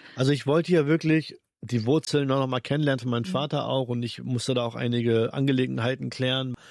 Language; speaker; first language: German; early bilingual, other home language; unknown